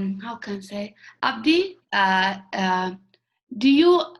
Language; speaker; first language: English; non-native, learner; Arabic